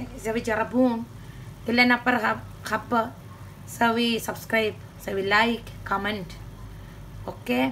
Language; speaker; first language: Arabic; non-native, learner; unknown